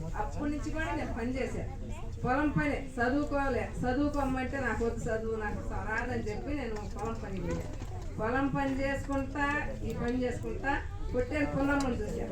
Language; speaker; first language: Telugu; native; Telugu